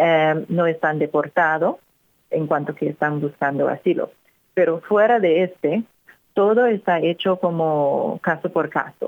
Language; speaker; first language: Spanish; non-native, fluent; English